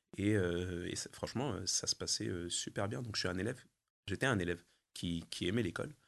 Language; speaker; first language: French; early bilingual, other home language; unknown